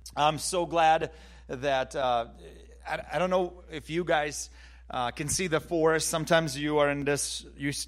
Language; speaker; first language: English; early bilingual, other home language; Ukrainian